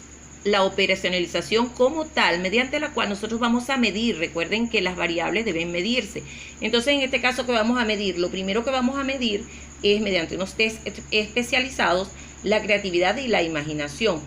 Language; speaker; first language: Spanish; native; Spanish